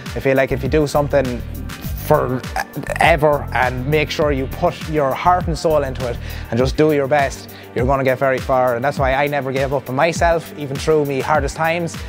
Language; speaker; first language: English; native; English